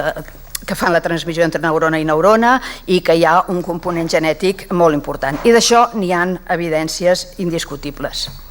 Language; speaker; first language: Catalan; native; Catalan